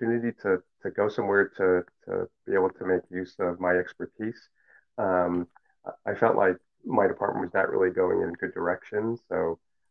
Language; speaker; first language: English; early bilingual, other home language; Cantonese